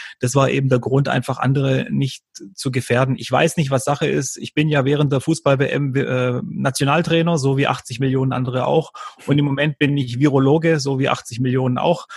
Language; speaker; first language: German; early bilingual, other home language; Croatian